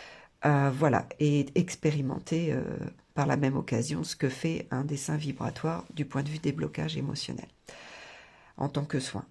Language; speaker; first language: French; native; French